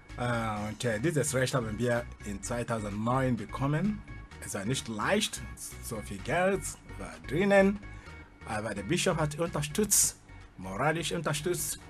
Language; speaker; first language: German; non-native, fluent; Igbo